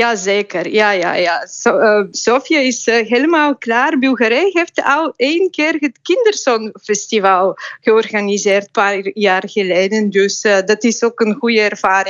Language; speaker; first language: Dutch; non-native, fluent; Bulgarian